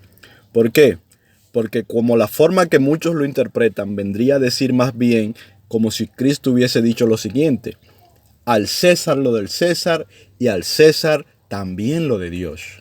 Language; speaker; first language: Spanish; native; Spanish